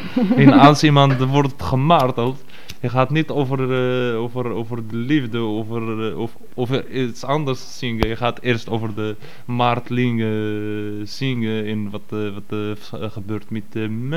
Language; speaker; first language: Dutch; non-native, fluent; Arabic